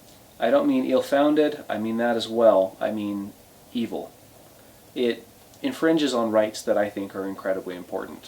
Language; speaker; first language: English; native; English